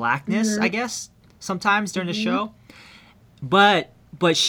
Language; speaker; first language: English; early bilingual, other home language; Min Nan Chinese